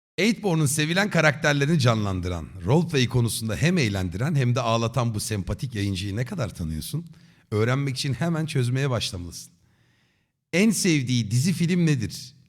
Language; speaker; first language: Turkish; native; Turkish